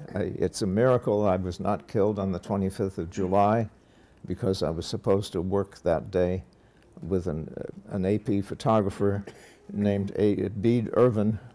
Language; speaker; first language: English; native; English